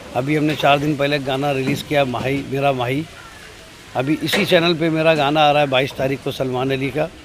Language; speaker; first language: Hindi; native; Hindi